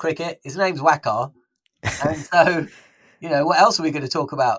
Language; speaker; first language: English; native; English